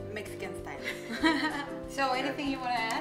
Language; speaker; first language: English; non-native, fluent; Spanish